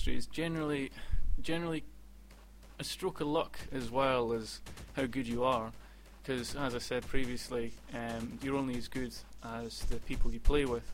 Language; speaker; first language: English; native; English